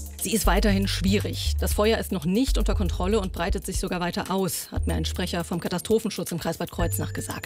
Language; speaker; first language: German; native; German